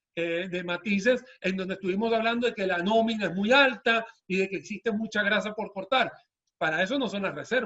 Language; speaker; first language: Spanish; native; Spanish